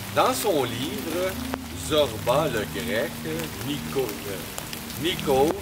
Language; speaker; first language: French; native; French